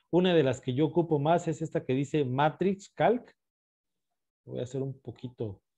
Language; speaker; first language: Spanish; native; Spanish